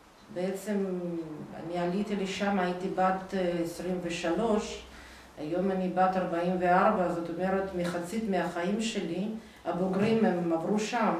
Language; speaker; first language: Hebrew; non-native, fluent; Russian